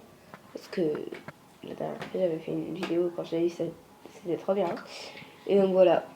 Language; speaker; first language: French; native; French